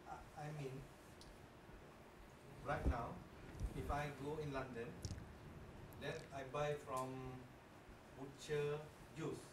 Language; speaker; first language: English; non-native, learner; Malay